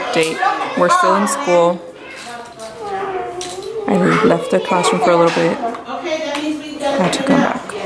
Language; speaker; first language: English; early bilingual, other home language; Spanish